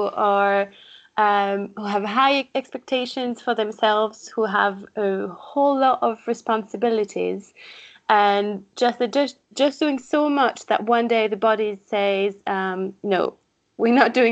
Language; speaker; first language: English; non-native, fluent; French